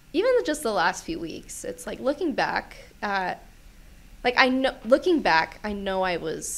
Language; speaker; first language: English; native; English